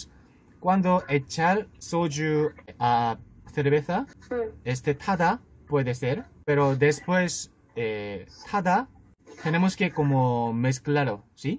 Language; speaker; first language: Spanish; non-native, learner; Korean